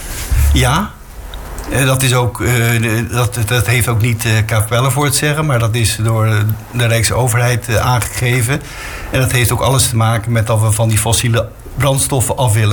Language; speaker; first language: Dutch; native; Dutch